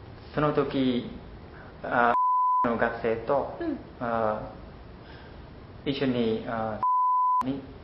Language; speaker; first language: Japanese; non-native, learner; Khmer